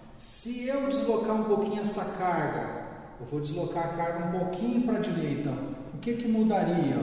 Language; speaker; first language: Portuguese; native; Portuguese